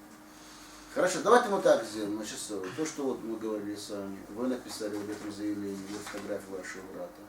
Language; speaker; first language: Russian; native; Russian